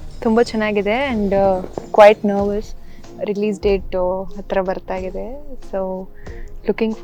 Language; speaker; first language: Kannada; early bilingual, heritage; Kannada